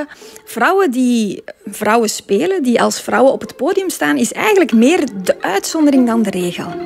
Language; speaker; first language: Dutch; native; Dutch